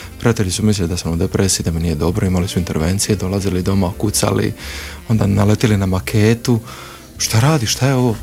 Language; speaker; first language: Croatian; native; Croatian